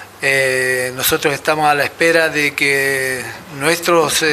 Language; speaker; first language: Spanish; native; Spanish